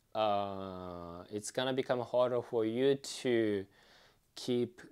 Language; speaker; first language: English; non-native, fluent; Japanese